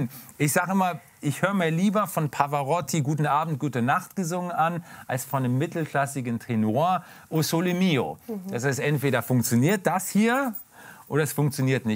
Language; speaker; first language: German; native; German